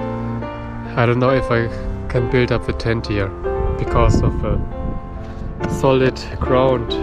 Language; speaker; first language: English; non-native, fluent; German